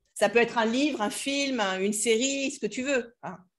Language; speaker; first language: French; native; French